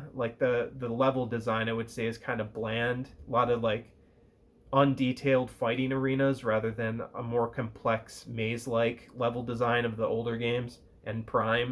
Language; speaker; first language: English; native; English